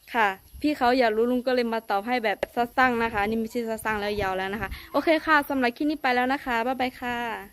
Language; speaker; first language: Thai; non-native, local second language; Akha